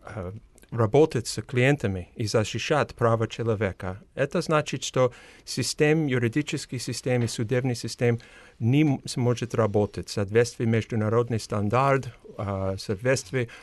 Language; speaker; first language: Russian; non-native, fluent; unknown